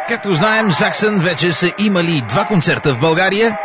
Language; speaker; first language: Bulgarian; native; Bulgarian